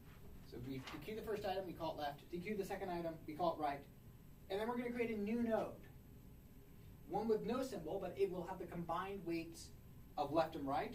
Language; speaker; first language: English; native; English